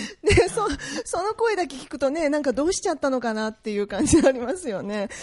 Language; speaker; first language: Japanese; native; Japanese